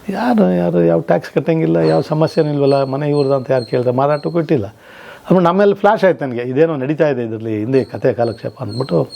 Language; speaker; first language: Kannada; native; Kannada